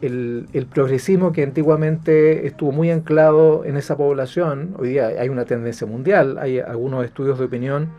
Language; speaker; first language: Spanish; native; Spanish